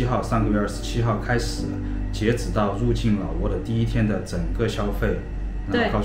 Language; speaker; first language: Chinese; native; Chinese